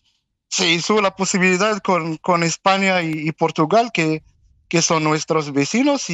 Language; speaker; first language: Spanish; non-native, fluent; Arabic